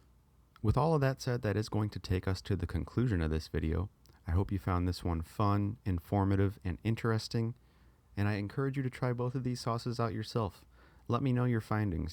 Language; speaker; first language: English; native; English